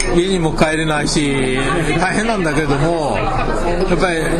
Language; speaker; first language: Japanese; native; Japanese